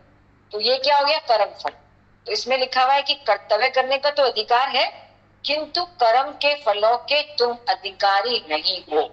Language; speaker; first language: Hindi; native; Hindi